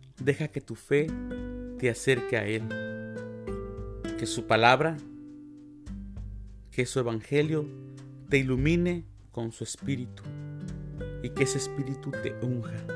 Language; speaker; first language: Spanish; native; Spanish